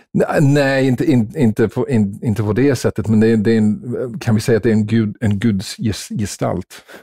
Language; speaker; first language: Swedish; non-native, fluent; English